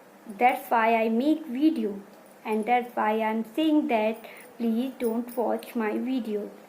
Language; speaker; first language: English; non-native, learner; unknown